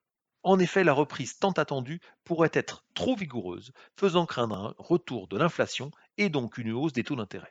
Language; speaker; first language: French; native; French